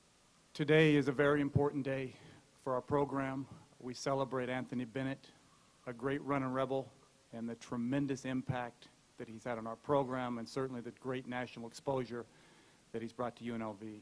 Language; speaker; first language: English; native; English